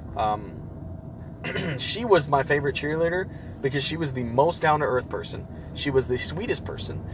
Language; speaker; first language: English; early bilingual, other home language; Spanish